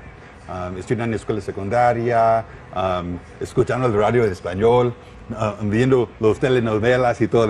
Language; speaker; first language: Spanish; non-native, learner; English